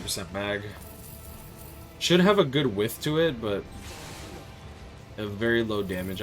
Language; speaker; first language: English; native; English